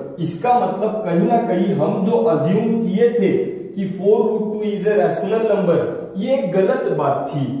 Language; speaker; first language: Hindi; native; Hindi